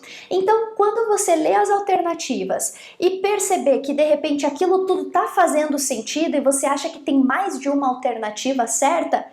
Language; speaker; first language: Portuguese; native; Portuguese